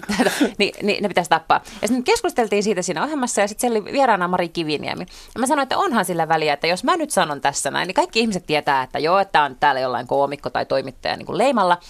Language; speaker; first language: Finnish; non-native, local second language; Swedish